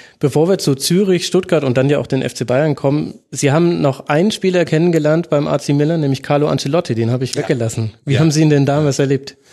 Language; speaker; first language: German; native; German